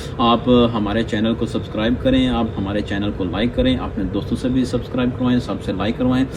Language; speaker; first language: Urdu; native; Urdu